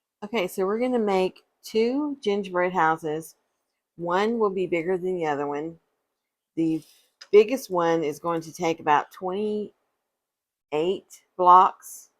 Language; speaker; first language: English; native; English